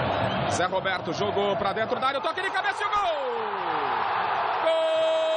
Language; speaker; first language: Portuguese; native; Portuguese